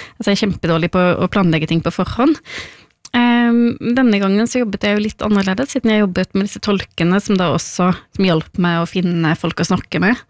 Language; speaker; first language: Norwegian; native; Norwegian